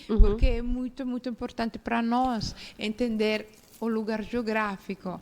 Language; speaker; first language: Portuguese; non-native, fluent; Italian